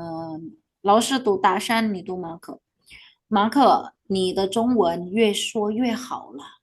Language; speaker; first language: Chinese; non-native, fluent; Indonesian